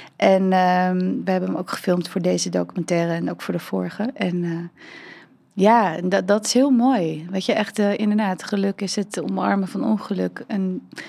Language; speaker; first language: Dutch; early bilingual, heritage; Dutch